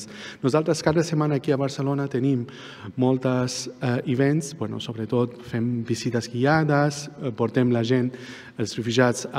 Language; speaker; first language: Catalan; non-native, fluent; Arabic